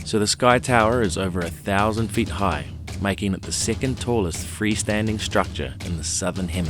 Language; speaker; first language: English; native; English